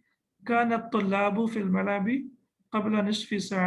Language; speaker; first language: Arabic; non-native, fluent; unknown